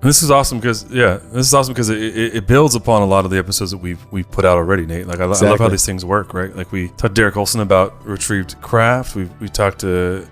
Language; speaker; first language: English; native; English